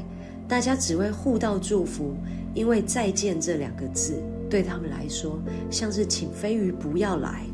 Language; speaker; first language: Chinese; native; Chinese